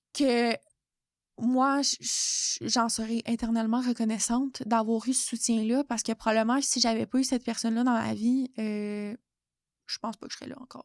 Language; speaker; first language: French; native; French